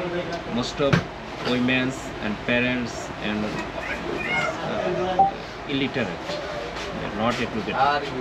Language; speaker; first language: English; non-native, learner; Bangla